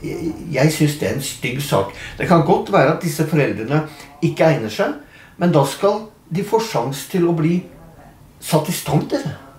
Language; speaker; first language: Norwegian; native; Norwegian